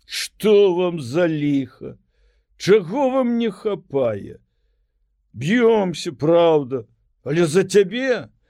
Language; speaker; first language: Belarusian; native; Belarusian